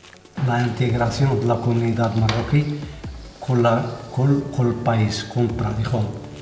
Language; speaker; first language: Spanish; non-native, fluent; Arabic